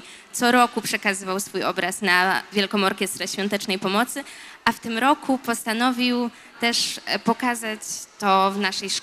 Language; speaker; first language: Polish; native; Polish